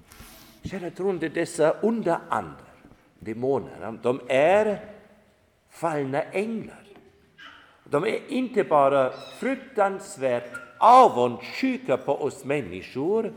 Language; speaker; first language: Swedish; non-native, fluent; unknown